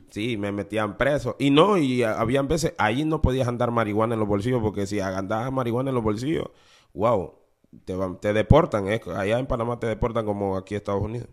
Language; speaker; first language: Spanish; native; Spanish